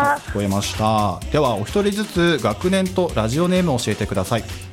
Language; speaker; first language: Japanese; native; Japanese